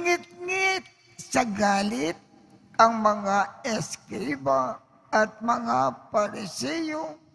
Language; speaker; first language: Filipino; native; Filipino